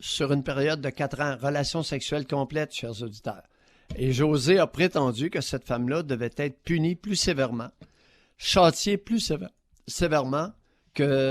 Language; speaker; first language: French; native; French